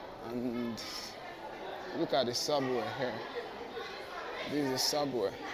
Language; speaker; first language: English; non-native, local second language; Igbo